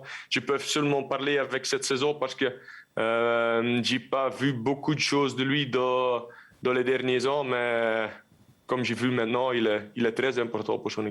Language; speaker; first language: French; non-native, local second language; Dutch